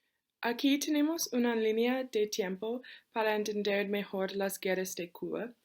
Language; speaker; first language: Spanish; non-native, learner; English